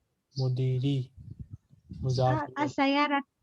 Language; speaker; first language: Arabic; non-native, fluent; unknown